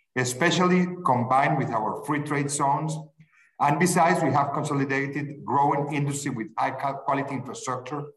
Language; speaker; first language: English; non-native, fluent; Spanish